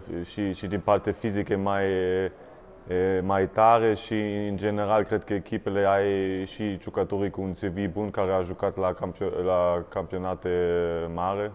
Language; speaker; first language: Romanian; early bilingual, heritage; German